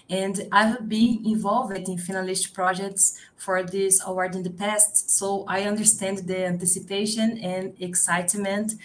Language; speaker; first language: English; non-native, learner; Portuguese